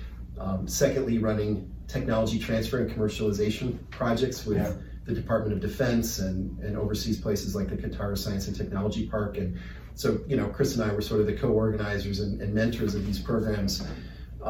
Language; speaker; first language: English; native; English